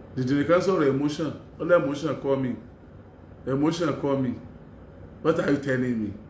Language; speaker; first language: English; non-native, local second language; Yoruba